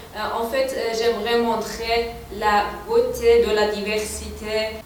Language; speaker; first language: French; non-native, fluent; Persian